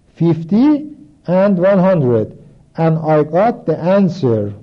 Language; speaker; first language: English; non-native, fluent; Persian